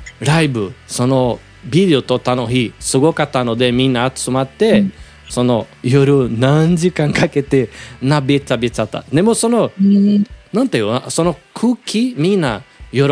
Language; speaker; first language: Japanese; non-native, learner; Portuguese